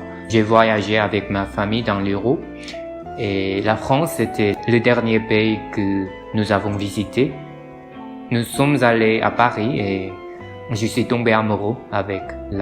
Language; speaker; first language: French; non-native, learner; Korean